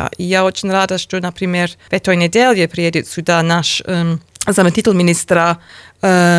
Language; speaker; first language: Russian; non-native, learner; English